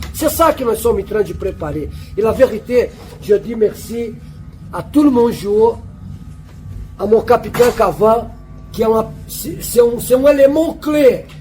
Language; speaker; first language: French; non-native, fluent; Portuguese